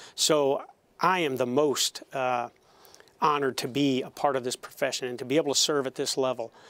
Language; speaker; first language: English; native; English